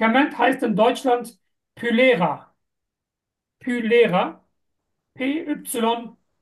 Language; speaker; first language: German; non-native, fluent; Turkish